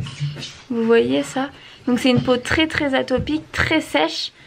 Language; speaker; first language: French; native; French